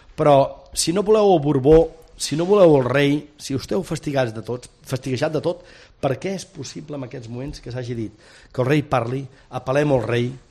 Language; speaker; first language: Catalan; native; Catalan